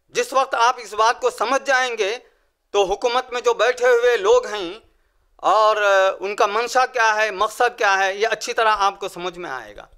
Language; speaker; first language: Urdu; native; Urdu